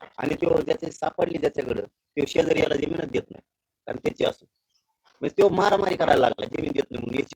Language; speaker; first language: Marathi; native; Marathi